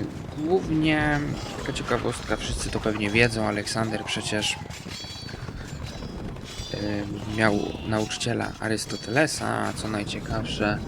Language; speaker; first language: Polish; native; Polish